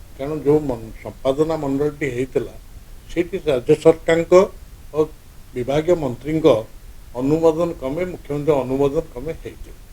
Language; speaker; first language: Odia; native; Odia